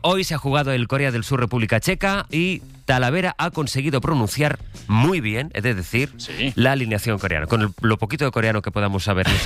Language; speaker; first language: Spanish; native; Spanish